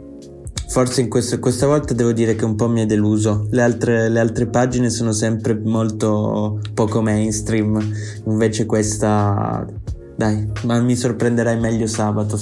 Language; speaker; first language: Italian; native; Italian